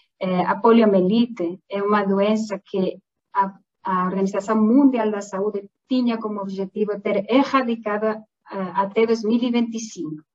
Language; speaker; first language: Portuguese; non-native, fluent; Spanish